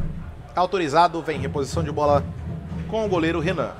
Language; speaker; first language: Portuguese; native; Portuguese